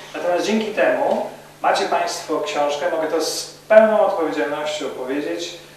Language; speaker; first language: Polish; native; Polish